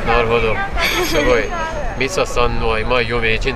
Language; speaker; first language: Japanese; non-native, learner; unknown